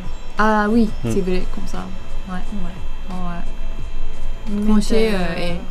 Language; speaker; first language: French; non-native, fluent; Japanese